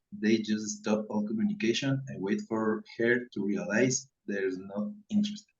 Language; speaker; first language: English; non-native, learner; Spanish